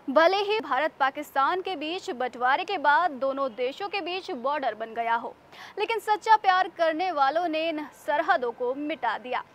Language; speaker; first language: Hindi; native; Hindi